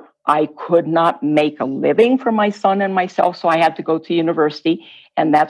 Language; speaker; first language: English; non-native, fluent; Spanish